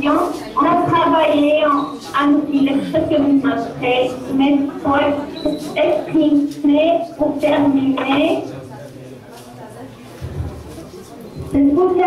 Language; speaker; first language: French; non-native, local second language; Arabic